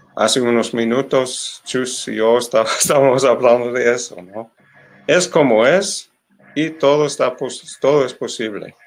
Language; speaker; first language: Spanish; non-native, learner; English